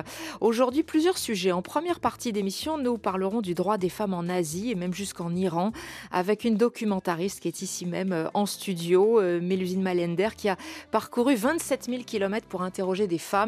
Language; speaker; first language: French; native; French